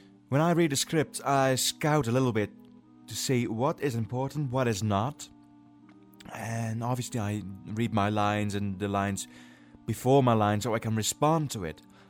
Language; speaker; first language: English; non-native, fluent; Dutch